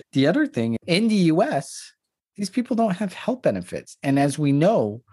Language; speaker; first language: English; non-native, fluent; French